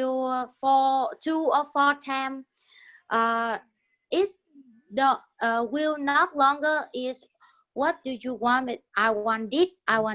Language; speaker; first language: English; non-native, learner; Vietnamese